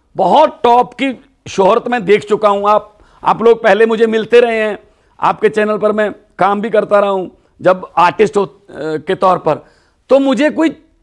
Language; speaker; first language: Hindi; non-native, local second language; Punjabi